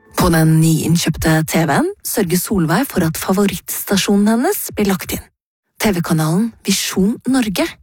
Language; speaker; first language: Norwegian; native; Norwegian